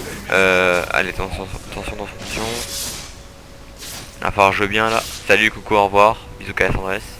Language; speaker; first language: French; native; French